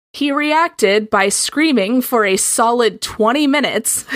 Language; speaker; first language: English; native; English